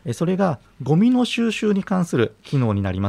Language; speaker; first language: Japanese; native; Japanese